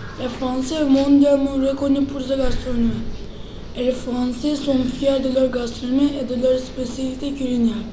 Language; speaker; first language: French; non-native, learner; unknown